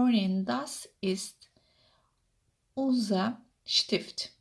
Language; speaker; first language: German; non-native, fluent; Turkish